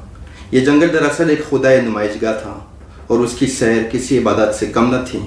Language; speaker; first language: Urdu; non-native, fluent; French